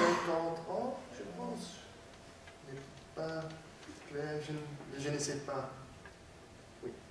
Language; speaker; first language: French; non-native, learner; Dutch